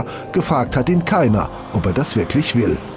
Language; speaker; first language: German; native; German